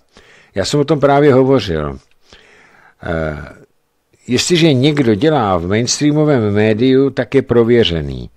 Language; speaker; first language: Czech; native; Czech